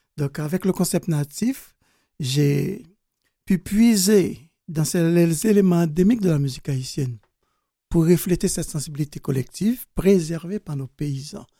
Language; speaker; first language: French; non-native, local second language; Haitian Creole